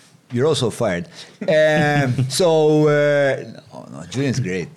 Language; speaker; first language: English; non-native, local second language; Maltese